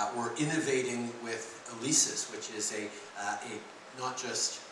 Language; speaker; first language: English; early bilingual, other home language; French